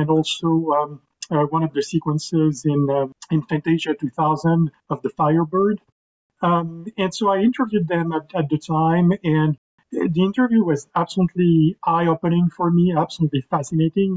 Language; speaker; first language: English; non-native, fluent; French